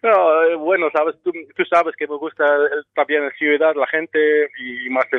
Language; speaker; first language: Spanish; non-native, fluent; Dutch